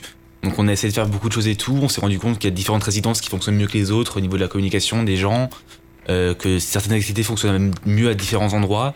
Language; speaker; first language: French; native; French